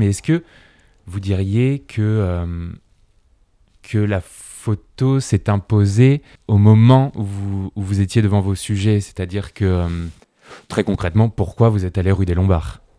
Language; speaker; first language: French; native; French